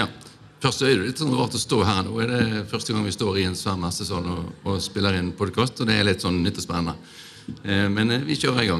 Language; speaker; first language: Norwegian; native; Norwegian